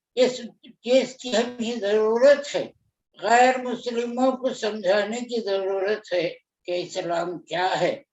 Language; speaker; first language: Urdu; native; Urdu